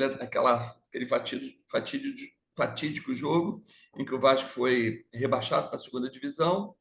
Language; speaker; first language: Portuguese; native; Portuguese